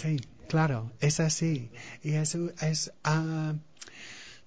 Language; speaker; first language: Spanish; non-native, fluent; English